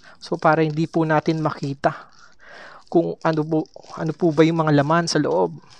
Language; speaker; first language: Filipino; native; Filipino